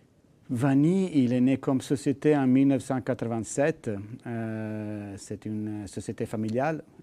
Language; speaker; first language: French; non-native, fluent; Italian